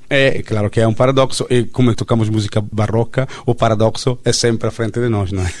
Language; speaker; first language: Portuguese; non-native, fluent; Italian